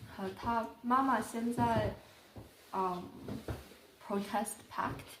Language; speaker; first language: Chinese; non-native, learner; English